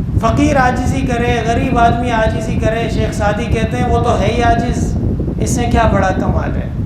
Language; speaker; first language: Urdu; non-native, local second language; Pashto